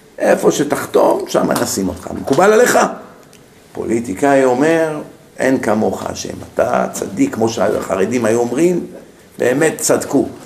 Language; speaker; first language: Hebrew; native; Hebrew